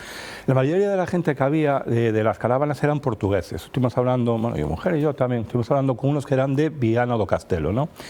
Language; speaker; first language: Spanish; native; Spanish